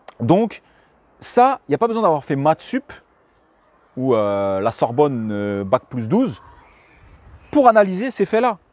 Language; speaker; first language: French; native; French